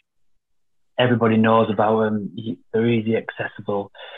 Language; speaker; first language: English; native; English